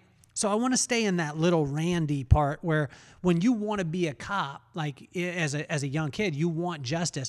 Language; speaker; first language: English; native; English